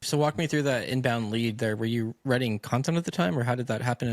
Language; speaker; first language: English; native; English